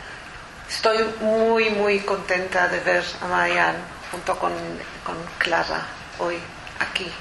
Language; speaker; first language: Spanish; non-native, fluent; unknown